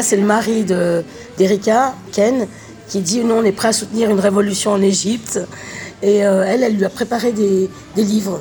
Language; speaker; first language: French; native; French